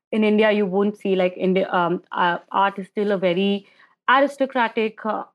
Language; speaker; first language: English; non-native, local second language; Hindi